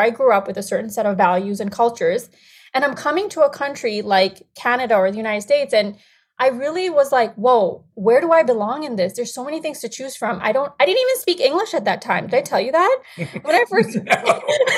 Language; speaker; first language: English; non-native, local second language; Bangla